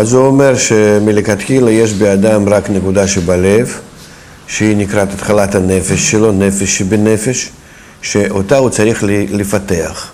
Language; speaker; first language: Hebrew; non-native, fluent; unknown